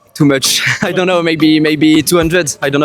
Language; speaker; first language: English; non-native, fluent; French